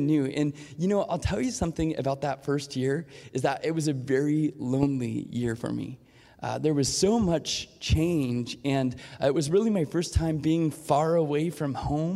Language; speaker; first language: English; native; English